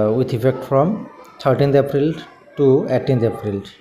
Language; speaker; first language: English; non-native, local second language; Assamese